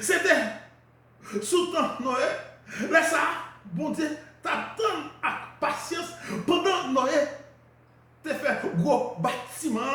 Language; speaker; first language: French; non-native, local second language; Haitian Creole